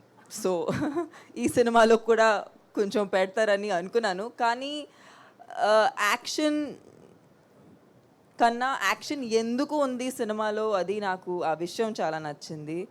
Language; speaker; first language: Telugu; non-native, fluent; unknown